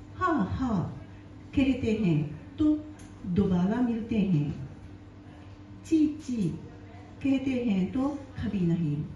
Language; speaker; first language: Hindi; non-native, learner; Japanese